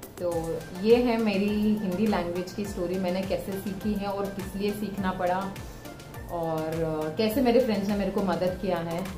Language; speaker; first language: Hindi; non-native, local second language; Telugu